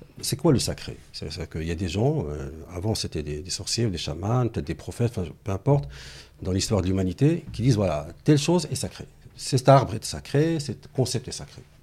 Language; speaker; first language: French; non-native, local second language; Arabic